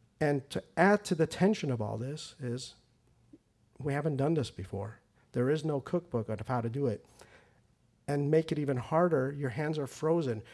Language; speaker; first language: English; early bilingual, other home language; Persian